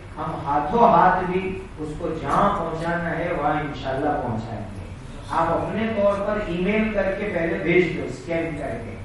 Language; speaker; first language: Urdu; native; Urdu